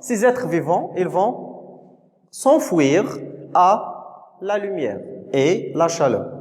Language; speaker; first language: French; non-native, local second language; Arabic